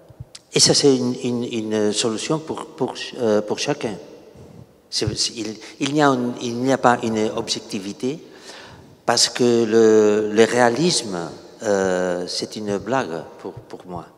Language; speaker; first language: French; non-native, learner; Catalan